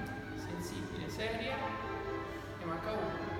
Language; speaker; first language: Italian; native; Italian